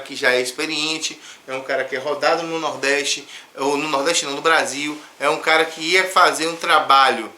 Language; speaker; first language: Portuguese; native; Portuguese